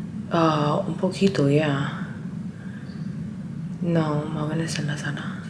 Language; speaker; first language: Spanish; early bilingual, heritage; Spanish